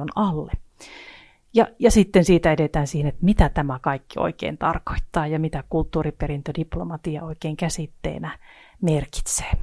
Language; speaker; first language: Finnish; native; Finnish